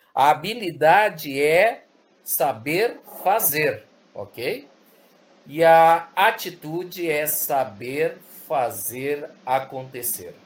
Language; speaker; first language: Portuguese; early bilingual, other home language; Spanish